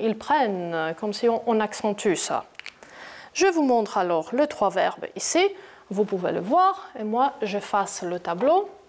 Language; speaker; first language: French; non-native, fluent; Greek